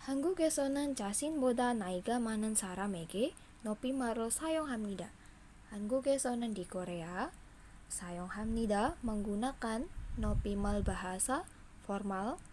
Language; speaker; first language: Korean; non-native, fluent; Indonesian